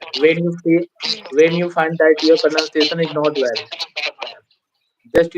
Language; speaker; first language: English; non-native, fluent; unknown